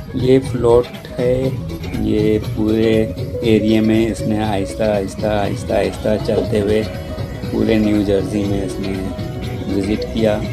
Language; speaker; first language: Urdu; native; Urdu